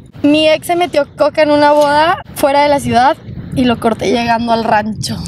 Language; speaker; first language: Spanish; early bilingual, heritage; Spanish